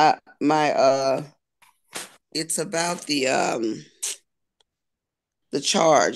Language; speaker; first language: English; native; English